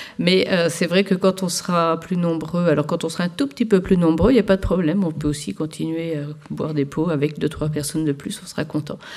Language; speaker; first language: French; native; French